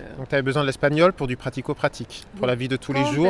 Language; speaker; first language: French; native; French